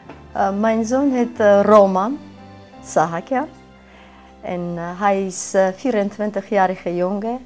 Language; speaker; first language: Dutch; non-native, learner; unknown